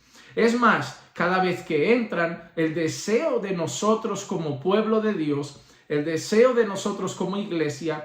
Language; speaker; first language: Spanish; native; Spanish